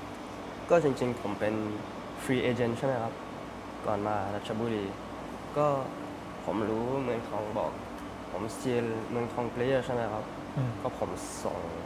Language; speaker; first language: Thai; early bilingual, heritage; Thai